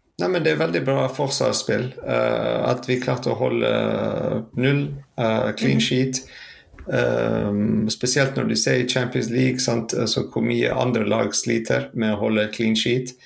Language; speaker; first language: Norwegian; non-native, fluent; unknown